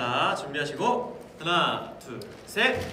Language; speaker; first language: Korean; native; Korean